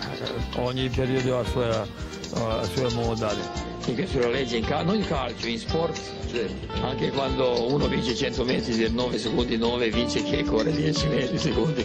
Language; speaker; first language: Italian; non-native, fluent; Serbian